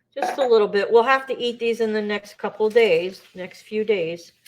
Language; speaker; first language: English; native; English